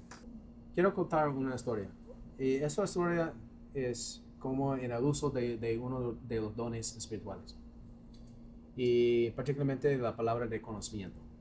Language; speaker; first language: Spanish; non-native, fluent; English